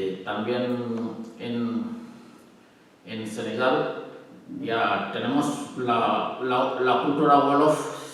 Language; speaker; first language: Spanish; non-native, learner; Wolof